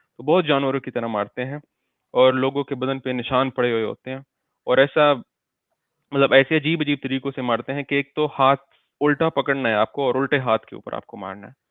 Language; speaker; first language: Urdu; non-native, local second language; Pashto